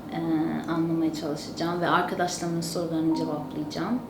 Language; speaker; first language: Turkish; early bilingual, other home language; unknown